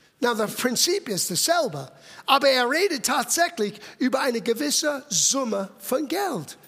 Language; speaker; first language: German; non-native, fluent; English